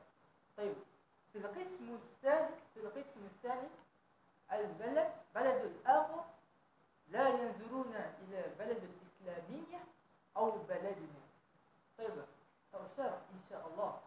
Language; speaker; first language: Arabic; non-native, learner; Malay